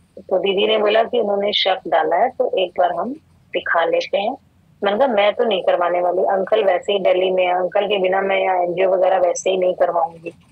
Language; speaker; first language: Hindi; native; Hindi